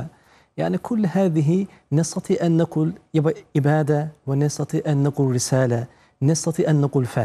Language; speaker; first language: Arabic; non-native, fluent; Turkish